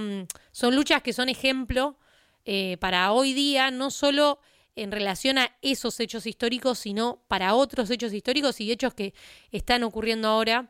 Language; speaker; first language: Spanish; native; Spanish